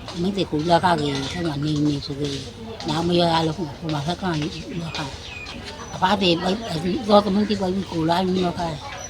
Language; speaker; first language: Burmese; native; Burmese